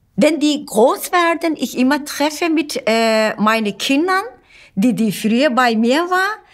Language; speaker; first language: German; non-native, fluent; Turkish